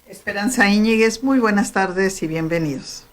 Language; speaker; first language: Spanish; native; Spanish